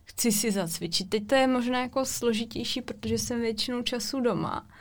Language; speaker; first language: Czech; native; Czech